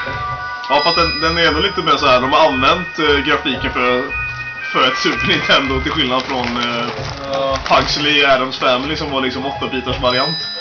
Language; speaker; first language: Swedish; native; Swedish